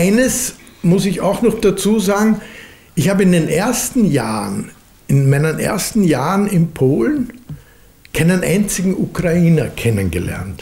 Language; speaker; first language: German; native; German